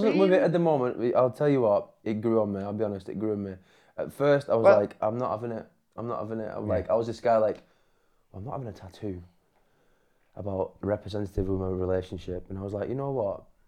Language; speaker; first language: English; native; English